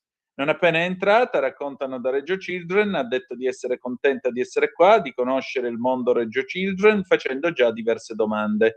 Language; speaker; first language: Italian; native; Italian